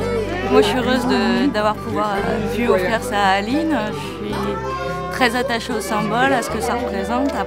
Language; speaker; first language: French; native; French